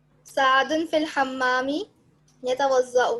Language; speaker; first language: Arabic; non-native, learner; Urdu